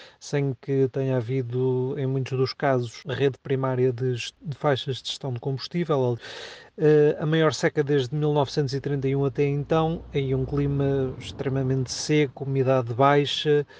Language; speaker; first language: Portuguese; native; Portuguese